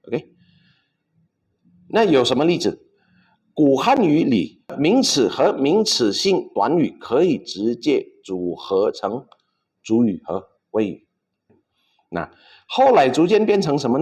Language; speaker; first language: Chinese; non-native, fluent; Indonesian